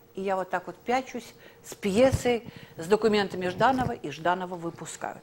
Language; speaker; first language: Russian; native; Russian